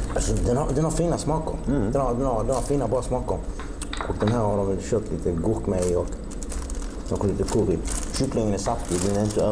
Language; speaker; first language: Swedish; native; Swedish